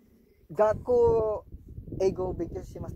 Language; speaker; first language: Japanese; non-native, learner; Filipino